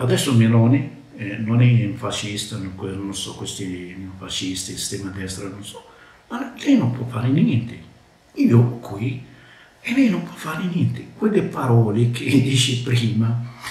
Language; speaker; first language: Italian; non-native, learner; Arabic